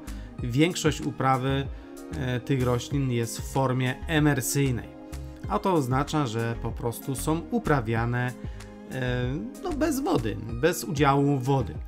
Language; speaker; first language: Polish; native; Polish